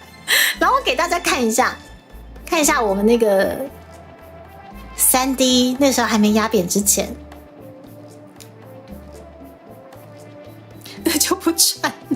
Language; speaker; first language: Chinese; native; Chinese